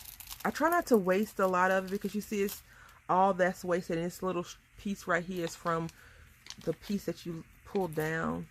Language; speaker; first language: English; native; English